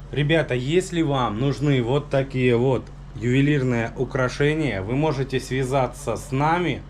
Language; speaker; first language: Russian; native; Russian